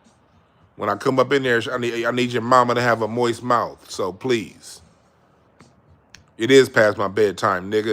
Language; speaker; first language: English; native; English